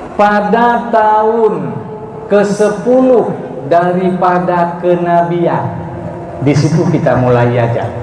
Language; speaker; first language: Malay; non-native, local second language; Achinese